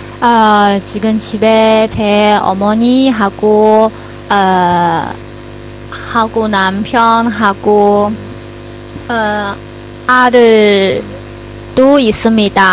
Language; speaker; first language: Korean; non-native, learner; Chinese